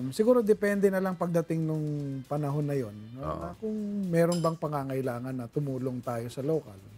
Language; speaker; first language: Filipino; native; Filipino